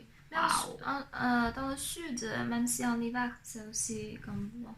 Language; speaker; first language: French; non-native, fluent; Chinese